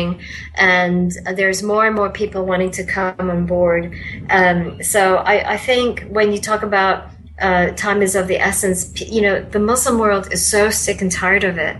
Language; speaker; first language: English; non-native, local second language; Malay